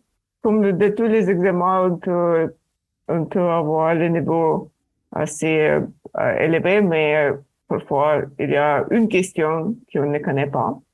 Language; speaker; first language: French; non-native, learner; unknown